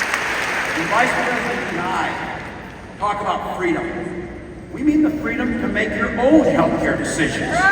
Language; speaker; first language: English; native; English